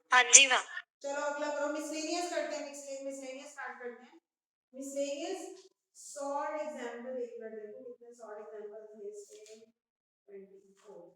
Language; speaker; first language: Hindi; native; Hindi